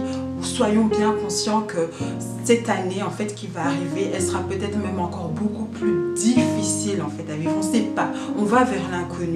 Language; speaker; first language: French; native; French